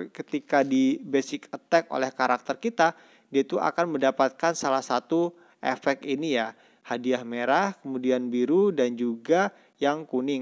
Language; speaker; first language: Indonesian; native; Indonesian